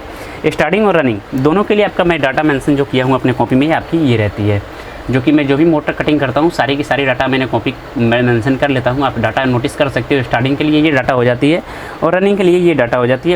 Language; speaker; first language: Hindi; native; Hindi